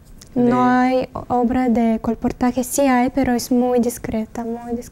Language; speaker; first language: Spanish; non-native, learner; Russian